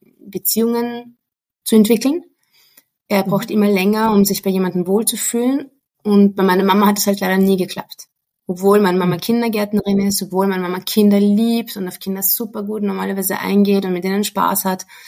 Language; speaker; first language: German; native; German